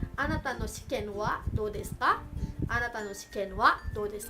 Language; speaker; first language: Japanese; early bilingual, other home language; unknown